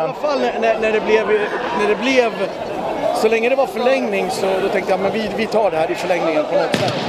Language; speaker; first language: Swedish; native; Swedish